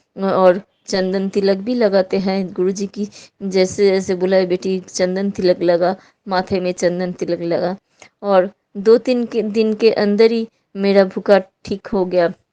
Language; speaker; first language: Hindi; non-native, local second language; Bangla